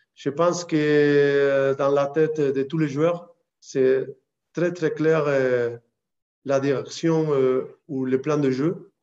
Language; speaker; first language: French; non-native, fluent; Spanish